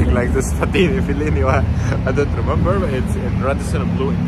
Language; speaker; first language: English; non-native, fluent; Arabic